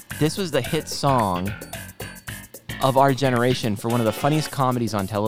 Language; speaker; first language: English; native; English